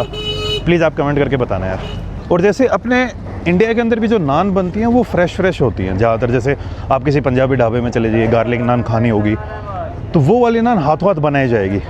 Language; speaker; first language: Hindi; native; Hindi